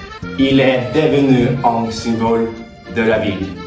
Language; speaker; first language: French; non-native, learner; Norwegian